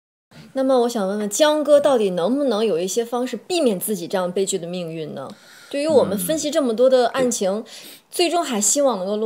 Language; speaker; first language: Chinese; native; Chinese